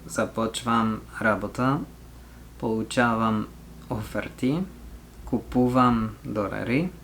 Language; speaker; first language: Bulgarian; non-native, learner; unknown